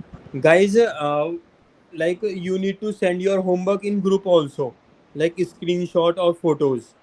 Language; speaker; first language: English; non-native, local second language; Hindi